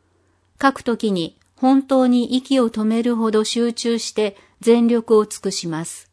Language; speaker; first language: Japanese; non-native, fluent; English